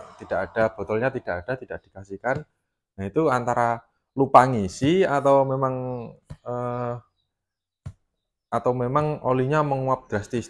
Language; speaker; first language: Indonesian; native; Indonesian